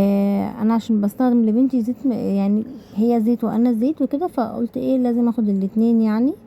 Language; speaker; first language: Arabic; native; Arabic